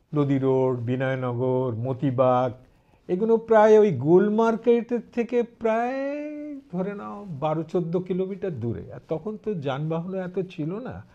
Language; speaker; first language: Bangla; early bilingual, heritage; Bangla